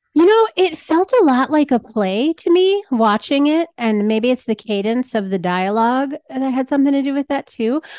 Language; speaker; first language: English; native; English